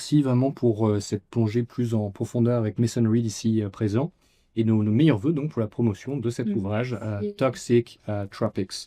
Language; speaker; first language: French; native; French